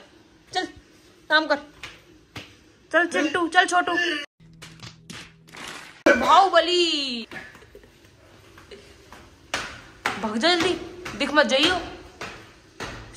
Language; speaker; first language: Hindi; native; Hindi